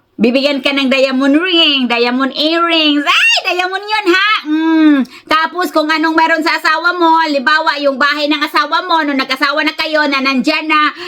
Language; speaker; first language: Filipino; native; Filipino